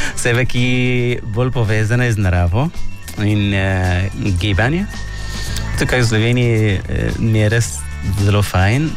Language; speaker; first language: Slovenian; non-native, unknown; Arabic